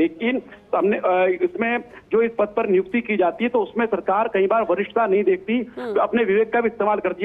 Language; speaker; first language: Hindi; native; Hindi